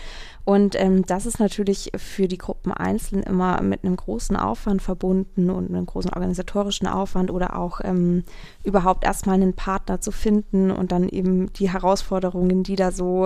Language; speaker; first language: German; native; German